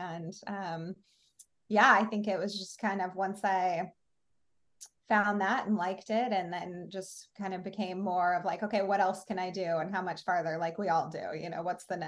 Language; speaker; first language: English; native; English